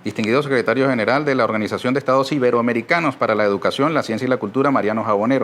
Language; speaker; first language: Spanish; native; Spanish